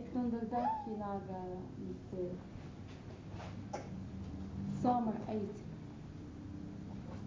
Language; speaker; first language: Dutch; non-native, learner; Arabic